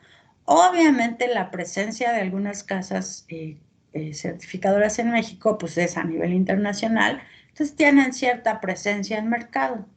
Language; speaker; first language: Spanish; native; Spanish